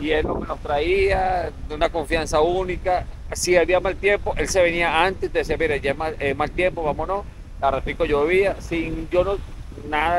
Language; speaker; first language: Spanish; native; Spanish